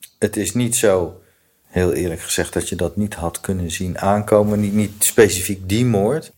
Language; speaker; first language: Dutch; native; Dutch